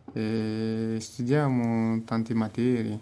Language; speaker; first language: Italian; non-native, learner; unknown